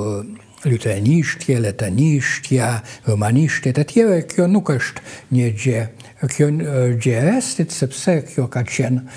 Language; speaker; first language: Albanian; non-native, fluent; Russian